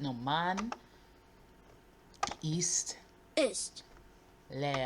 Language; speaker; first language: German; non-native, learner; English